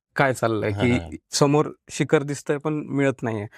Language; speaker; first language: Marathi; native; Marathi